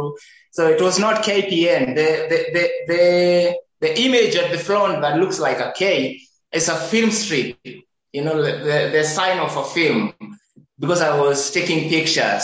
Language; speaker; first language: English; non-native, local second language; Kikuyu